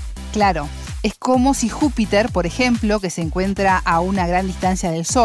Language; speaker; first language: Spanish; native; Spanish